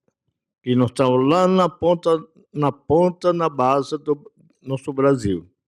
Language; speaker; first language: Portuguese; non-native, local second language; Yanomámi